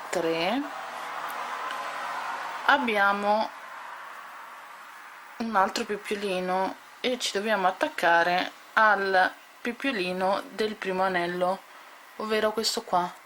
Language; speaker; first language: Italian; native; Italian